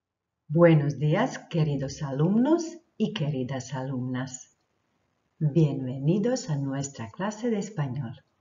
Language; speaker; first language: Spanish; non-native, fluent; Croatian